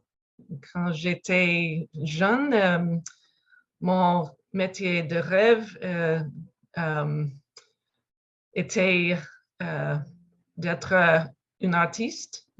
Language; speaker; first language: French; non-native, learner; English